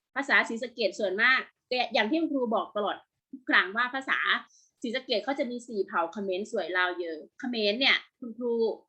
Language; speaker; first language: Thai; native; Thai